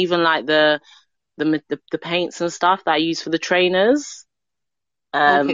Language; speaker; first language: English; native; English